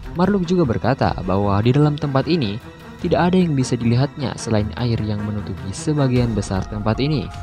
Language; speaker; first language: Indonesian; native; Indonesian